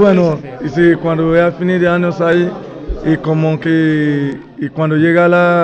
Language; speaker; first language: Spanish; non-native, learner; Bini